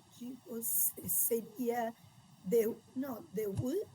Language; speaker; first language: Portuguese; non-native, fluent; Spanish